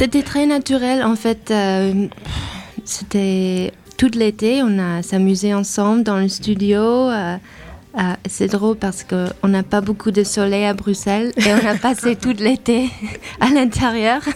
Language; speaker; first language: French; non-native, fluent; English